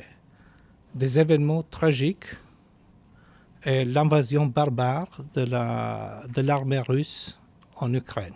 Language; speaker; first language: French; non-native, fluent; Albanian